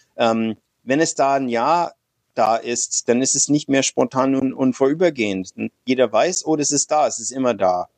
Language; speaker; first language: German; non-native, fluent; English